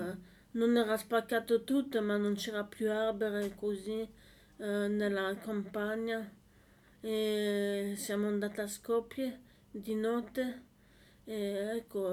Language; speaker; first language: Italian; non-native, learner; French